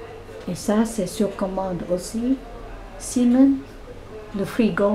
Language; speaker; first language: French; non-native, fluent; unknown